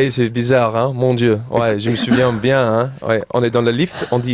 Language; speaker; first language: French; non-native, learner; English